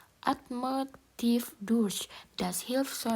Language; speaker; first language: German; non-native, learner; Indonesian